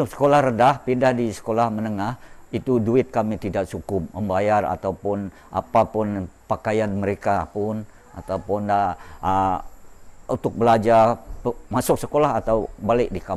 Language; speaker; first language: Indonesian; non-native, local second language; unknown